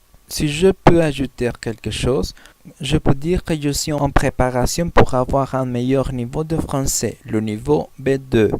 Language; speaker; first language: French; non-native, learner; Spanish